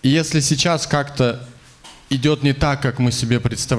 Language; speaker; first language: Russian; native; Russian